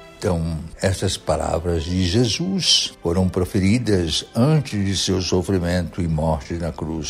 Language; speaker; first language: Portuguese; native; Portuguese